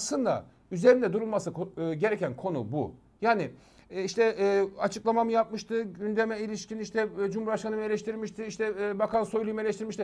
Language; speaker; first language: Turkish; native; Turkish